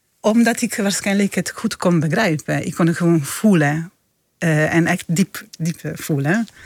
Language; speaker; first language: Dutch; non-native, fluent; Italian